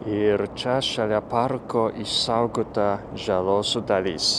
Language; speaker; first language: Lithuanian; non-native, fluent; Japanese